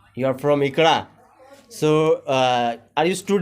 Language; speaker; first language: English; non-native, learner; Hindi